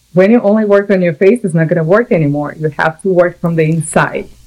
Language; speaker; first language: English; non-native, fluent; Russian